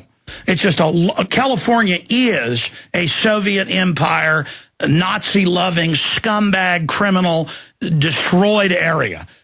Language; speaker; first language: English; native; English